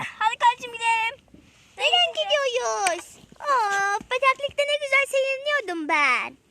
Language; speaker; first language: Turkish; native; Turkish